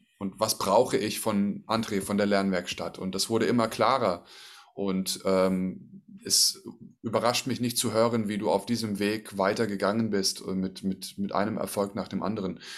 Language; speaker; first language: German; native; German